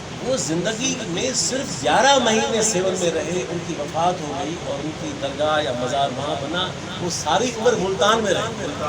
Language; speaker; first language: Urdu; non-native, local second language; Sindhi